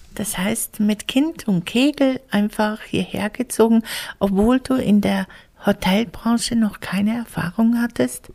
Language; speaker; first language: German; native; German